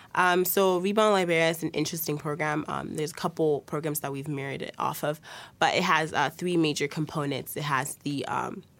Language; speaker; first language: English; early bilingual, other home language; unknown